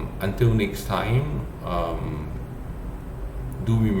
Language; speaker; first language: English; native; English